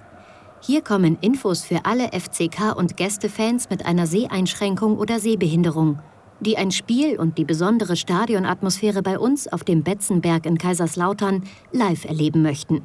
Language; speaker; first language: German; native; German